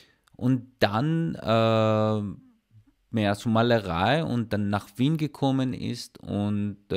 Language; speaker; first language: German; non-native, learner; Persian